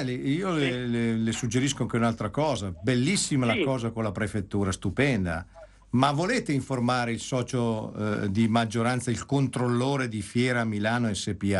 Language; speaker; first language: Italian; native; Italian